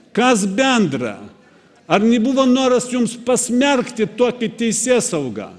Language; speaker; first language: Lithuanian; non-native, fluent; Russian